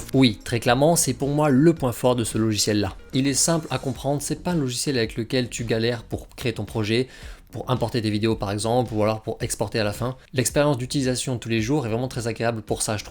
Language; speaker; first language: French; native; French